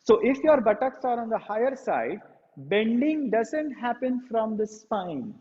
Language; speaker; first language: English; non-native, local second language; Marathi